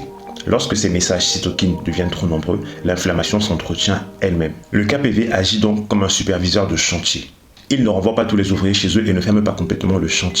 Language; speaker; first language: French; native; French